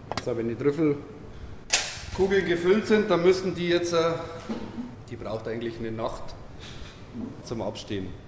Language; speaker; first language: German; native; German